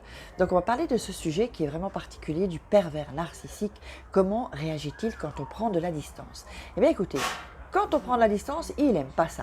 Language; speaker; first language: French; native; French